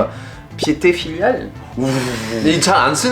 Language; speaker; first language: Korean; non-native, fluent; French